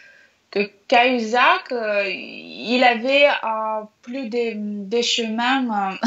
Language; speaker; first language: French; non-native, learner; Russian